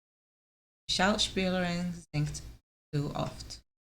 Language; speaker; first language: German; non-native, learner; English